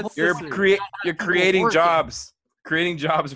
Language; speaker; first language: English; native; English